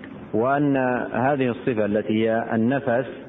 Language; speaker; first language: Arabic; native; Arabic